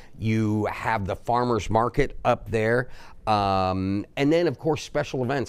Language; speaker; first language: English; native; English